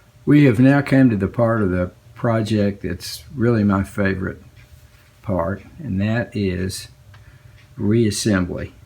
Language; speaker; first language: English; native; English